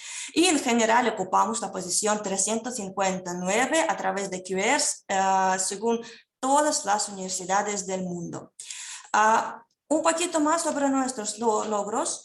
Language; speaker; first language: Spanish; non-native, fluent; Russian